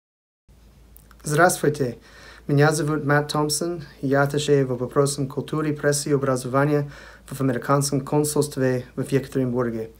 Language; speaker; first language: Russian; non-native, fluent; English